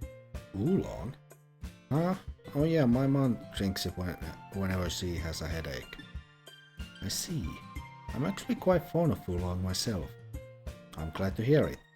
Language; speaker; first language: English; non-native, fluent; Finnish